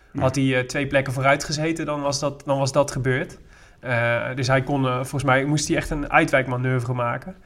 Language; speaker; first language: Dutch; native; Dutch